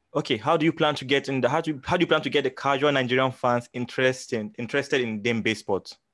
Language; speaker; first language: English; non-native, local second language; Hausa